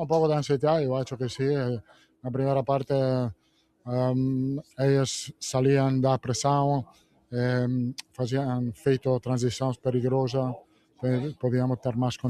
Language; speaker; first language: Portuguese; non-native, learner; Italian